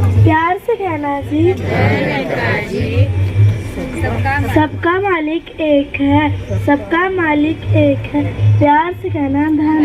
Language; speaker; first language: Hindi; native; Hindi